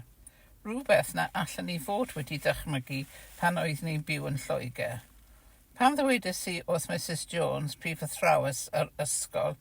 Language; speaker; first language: Welsh; non-native, fluent; English